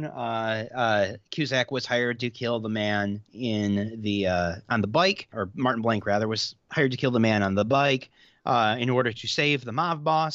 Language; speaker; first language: English; native; English